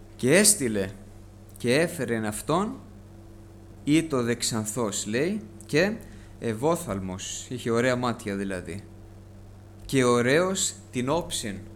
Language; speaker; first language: Greek; early bilingual, heritage; Greek